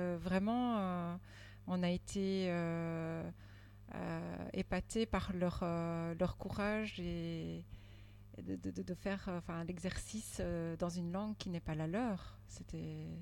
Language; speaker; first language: French; native; French